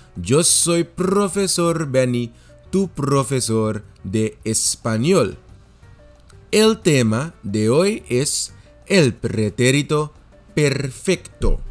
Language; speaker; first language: Spanish; non-native, fluent; Dutch